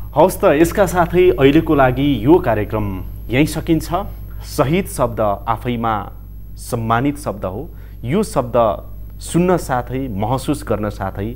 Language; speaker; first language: Nepali; native; Nepali